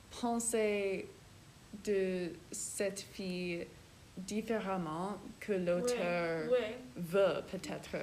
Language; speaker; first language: French; non-native, learner; English